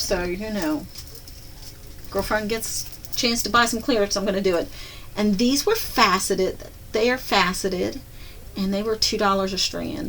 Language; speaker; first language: English; native; English